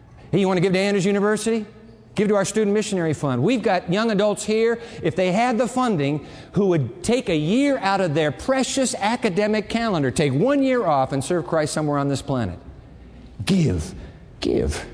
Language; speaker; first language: English; early bilingual, other home language; Japanese